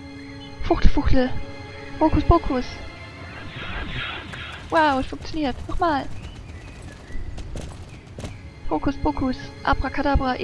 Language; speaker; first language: German; native; German